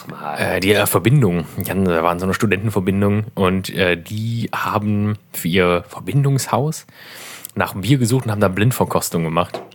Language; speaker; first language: German; native; German